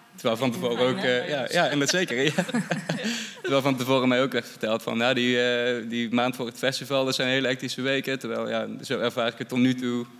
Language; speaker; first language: Dutch; native; Dutch